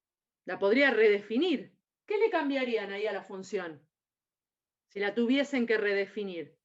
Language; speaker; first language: Spanish; native; Spanish